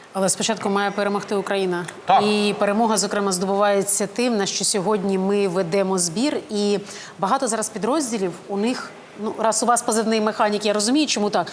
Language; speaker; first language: Ukrainian; native; Ukrainian